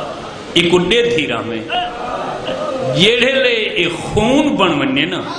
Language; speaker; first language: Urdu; non-native, local second language; Punjabi